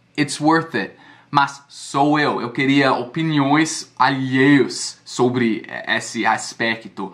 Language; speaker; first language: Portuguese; non-native, fluent; English